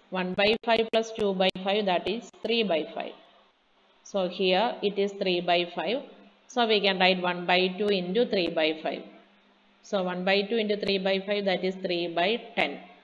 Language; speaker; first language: English; non-native, local second language; Malayalam